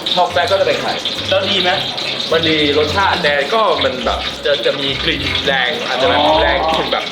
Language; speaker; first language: Thai; non-native, fluent; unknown